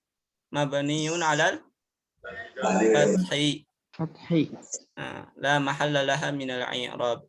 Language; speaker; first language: Arabic; non-native, fluent; Indonesian